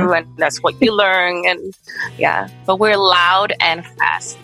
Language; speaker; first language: English; non-native, fluent; Spanish